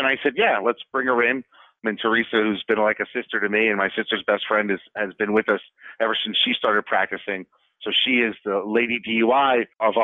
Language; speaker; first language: English; native; English